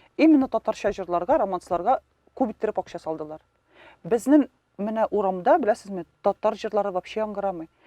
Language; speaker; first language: Tatar; non-native, local second language; Russian